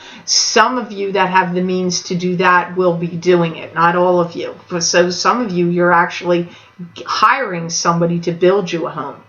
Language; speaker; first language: English; native; English